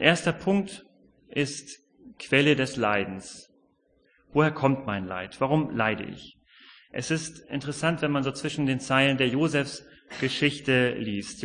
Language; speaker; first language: German; native; German